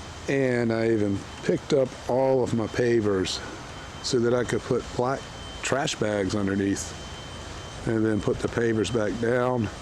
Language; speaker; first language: English; native; English